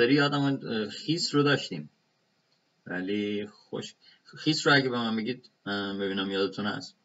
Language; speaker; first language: Persian; native; Persian